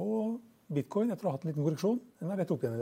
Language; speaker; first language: Norwegian; native; Norwegian